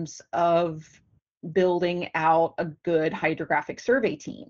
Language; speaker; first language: English; native; English